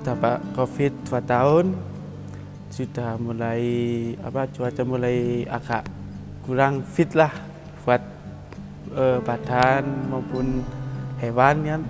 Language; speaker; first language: Indonesian; non-native, local second language; Javanese